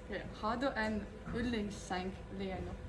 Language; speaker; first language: Danish; non-native, learner; German